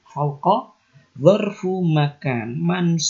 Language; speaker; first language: Arabic; non-native, fluent; Indonesian